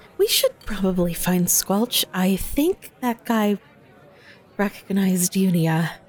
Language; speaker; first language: English; native; English